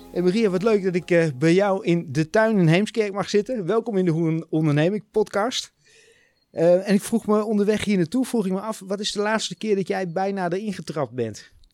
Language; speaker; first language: Dutch; native; Dutch